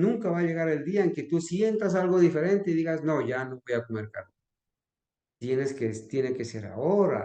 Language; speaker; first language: Spanish; native; Spanish